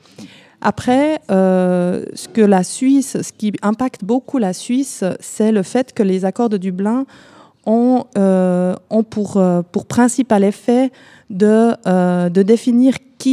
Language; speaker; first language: French; native; French